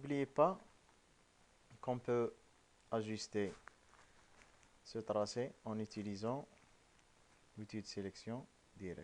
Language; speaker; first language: French; non-native, local second language; Arabic